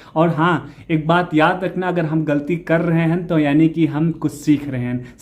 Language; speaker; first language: Hindi; native; Hindi